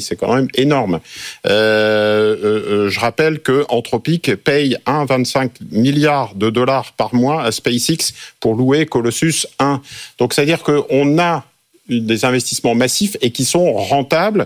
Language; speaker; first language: French; native; French